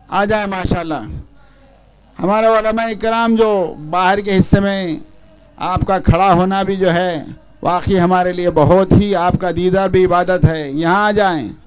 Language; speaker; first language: Urdu; native; Urdu